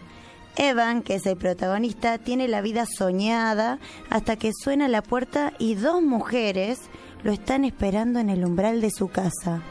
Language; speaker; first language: Spanish; native; Spanish